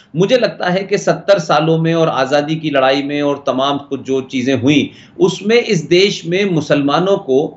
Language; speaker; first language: Hindi; native; Hindi